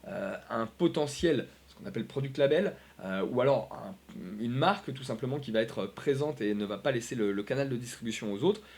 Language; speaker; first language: French; native; French